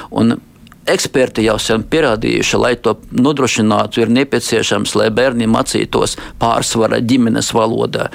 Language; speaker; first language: Latvian; non-native, local second language; Russian